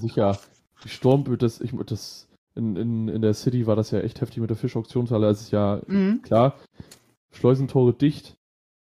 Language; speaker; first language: German; native; German